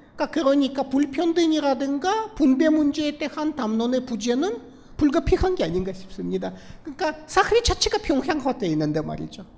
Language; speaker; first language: Korean; non-native, fluent; Russian